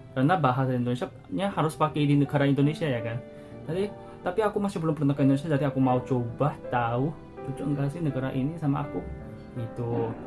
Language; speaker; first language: Indonesian; non-native, fluent; Korean